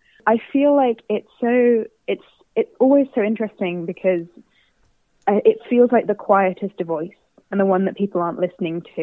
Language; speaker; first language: English; native; English